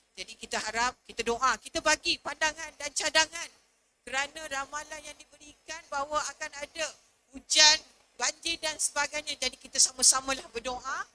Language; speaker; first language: Malay; native; Malay